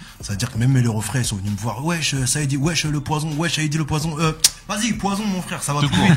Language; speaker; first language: French; native; French